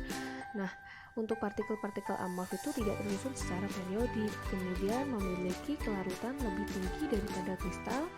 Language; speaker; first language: Indonesian; native; Indonesian